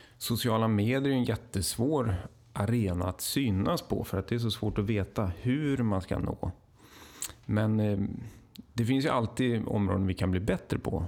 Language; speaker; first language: Swedish; native; Swedish